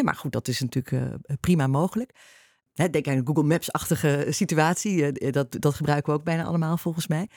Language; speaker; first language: Dutch; native; Dutch